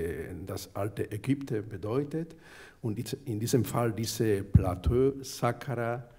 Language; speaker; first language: German; non-native, fluent; Spanish